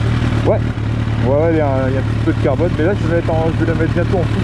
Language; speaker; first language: French; native; French